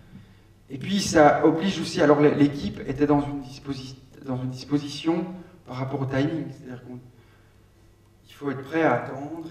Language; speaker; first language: French; native; French